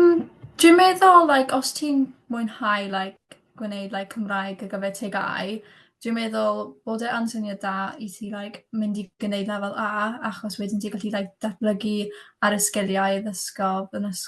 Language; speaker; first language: Welsh; non-native, local second language; English